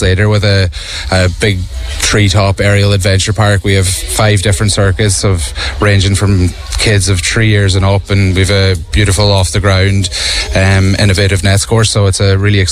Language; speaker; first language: English; native; English